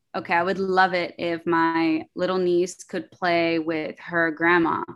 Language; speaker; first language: English; early bilingual, other home language; Spanish